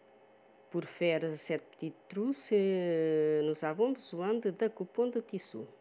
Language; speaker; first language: French; non-native, fluent; Portuguese